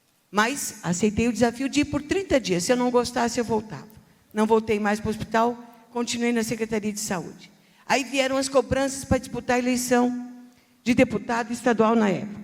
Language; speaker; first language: Portuguese; native; Portuguese